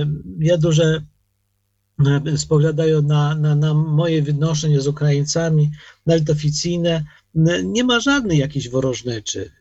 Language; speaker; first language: Polish; non-native, learner; Ukrainian